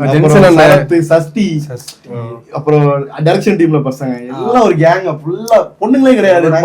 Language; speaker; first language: Tamil; native; Tamil